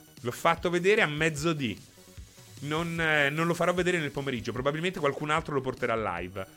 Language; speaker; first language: Italian; native; Italian